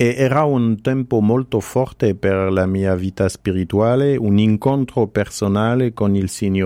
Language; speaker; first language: Italian; non-native, fluent; French